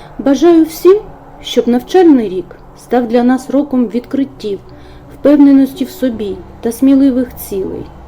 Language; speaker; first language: Ukrainian; native; Ukrainian